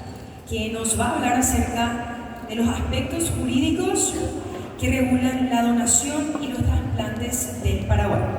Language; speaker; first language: Spanish; non-native, fluent; Portuguese